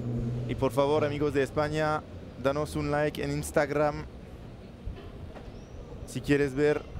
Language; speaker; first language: Spanish; non-native, learner; French